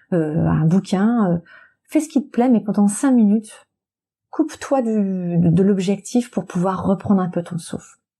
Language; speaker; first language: French; native; French